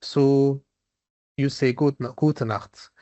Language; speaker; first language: German; non-native, fluent; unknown